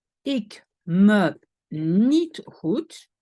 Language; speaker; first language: Dutch; non-native, fluent; French